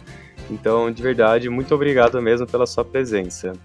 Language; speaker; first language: Portuguese; native; Portuguese